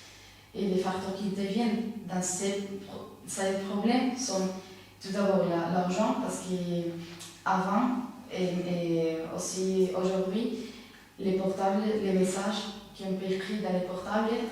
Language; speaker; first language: French; non-native, fluent; Spanish